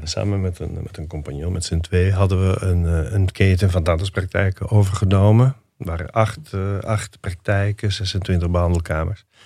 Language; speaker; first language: Dutch; non-native, fluent; Italian